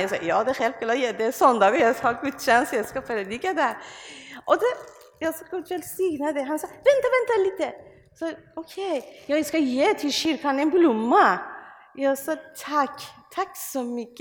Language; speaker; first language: Swedish; non-native, learner; Persian